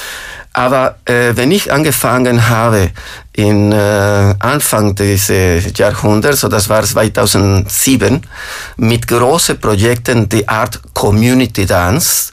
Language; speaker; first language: German; non-native, fluent; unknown